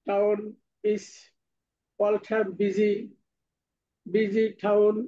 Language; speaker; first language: English; non-native, learner; Bangla